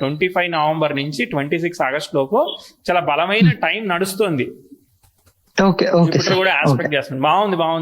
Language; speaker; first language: Telugu; native; Telugu